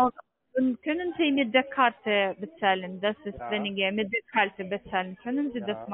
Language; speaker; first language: German; non-native, learner; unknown